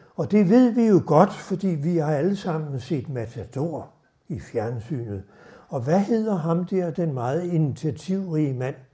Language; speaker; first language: Danish; native; Danish